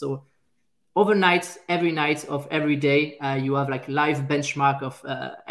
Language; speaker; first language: English; non-native, fluent; French